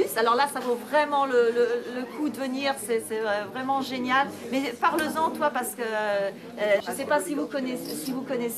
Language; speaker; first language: French; native; French